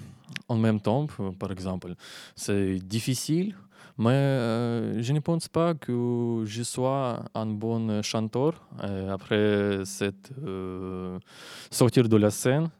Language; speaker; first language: French; non-native, learner; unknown